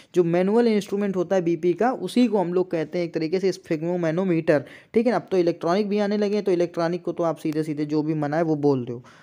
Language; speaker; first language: Hindi; native; Hindi